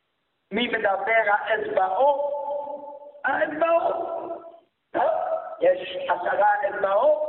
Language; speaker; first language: Hebrew; non-native, fluent; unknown